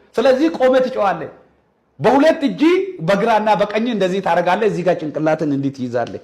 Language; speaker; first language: Amharic; non-native, local second language; Oromo